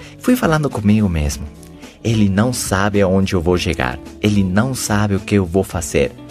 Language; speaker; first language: Portuguese; non-native, fluent; Spanish